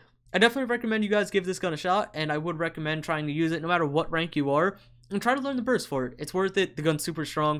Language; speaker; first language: English; native; English